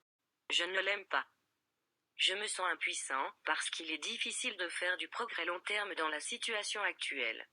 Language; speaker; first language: French; non-native, learner; English